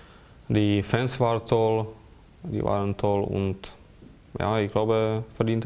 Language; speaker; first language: German; non-native, fluent; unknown